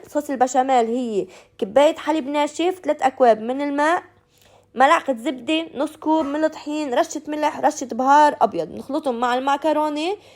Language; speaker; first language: Arabic; native; Arabic